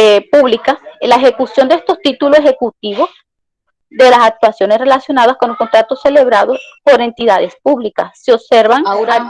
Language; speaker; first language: Spanish; native; Spanish